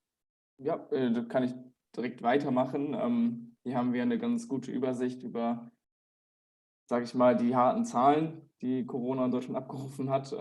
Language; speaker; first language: German; native; German